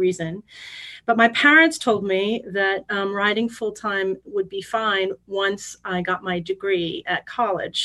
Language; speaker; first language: English; native; English